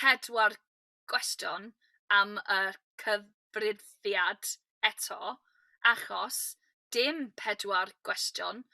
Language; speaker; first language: Welsh; non-native, learner; English